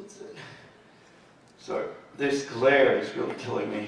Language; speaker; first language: English; native; English